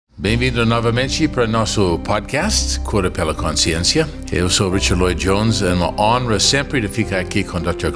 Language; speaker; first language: Portuguese; non-native, fluent; English